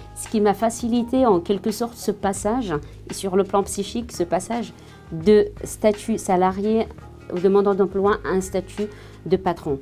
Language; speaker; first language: French; non-native, local second language; Arabic